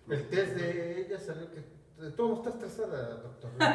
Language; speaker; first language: Spanish; native; Spanish